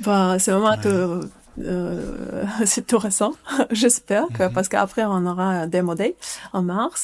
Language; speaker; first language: French; non-native, fluent; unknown